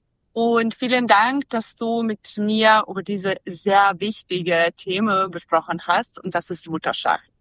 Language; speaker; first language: German; non-native, learner; Serbian